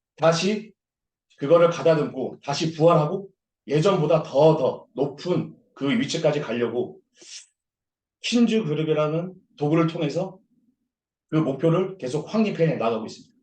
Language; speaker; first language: Korean; native; Korean